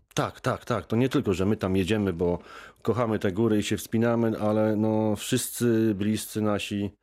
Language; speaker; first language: Polish; native; Polish